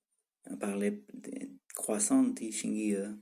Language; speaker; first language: French; non-native, fluent; Tibetan